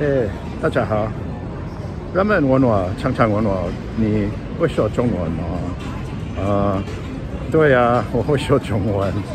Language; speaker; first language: Chinese; non-native, learner; English